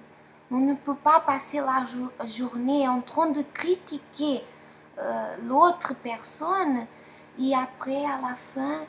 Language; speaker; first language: French; non-native, fluent; Portuguese